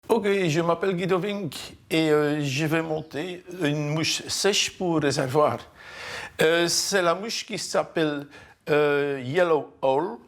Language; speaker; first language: French; non-native, fluent; Dutch